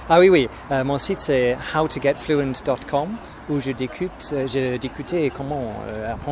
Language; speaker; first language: French; non-native, fluent; English